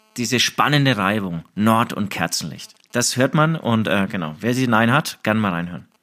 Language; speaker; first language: German; native; German